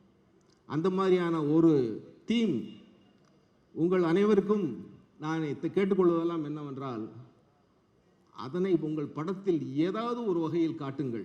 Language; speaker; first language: Tamil; native; Tamil